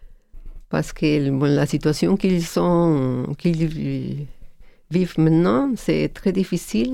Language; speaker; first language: French; non-native, learner; Spanish